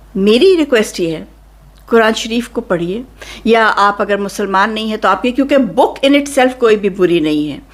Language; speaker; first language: Urdu; native; Urdu